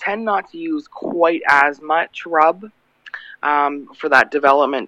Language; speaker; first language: English; native; English